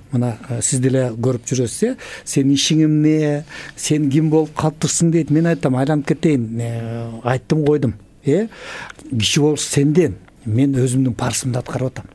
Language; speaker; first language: Kyrgyz; native; Kyrgyz